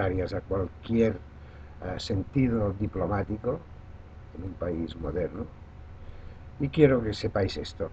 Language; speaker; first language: Spanish; non-native, local second language; Catalan